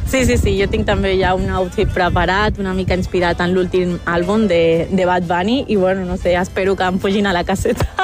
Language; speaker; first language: Catalan; early bilingual, other home language; Spanish